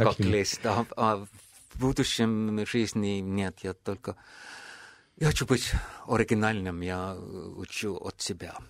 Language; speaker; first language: Russian; non-native, fluent; Estonian